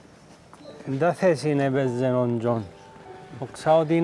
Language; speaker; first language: Greek; native; Greek